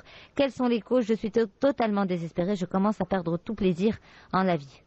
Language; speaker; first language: French; non-native, local second language; Arabic